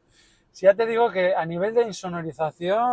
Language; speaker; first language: Spanish; native; Spanish